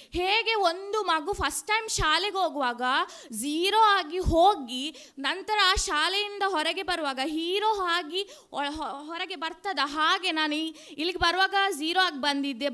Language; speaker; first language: Kannada; non-native, local second language; Tulu